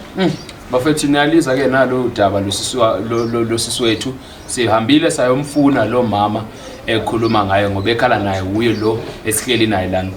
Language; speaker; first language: Zulu; native; Zulu